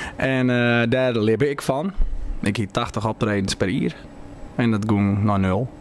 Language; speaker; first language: Dutch; non-native, local second language; Western Frisian